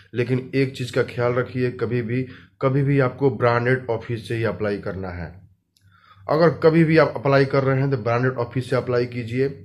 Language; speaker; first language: Hindi; native; Hindi